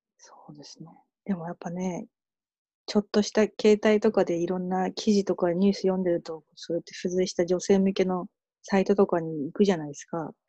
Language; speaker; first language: Japanese; native; Japanese